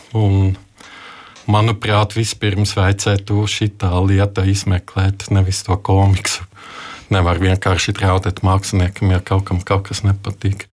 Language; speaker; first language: Latvian; non-native, fluent; German